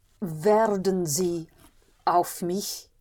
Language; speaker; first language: German; non-native, learner; English